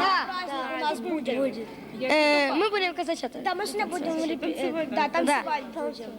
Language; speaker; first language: Russian; native; Russian